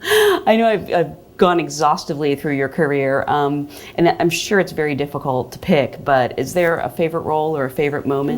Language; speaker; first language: English; native; English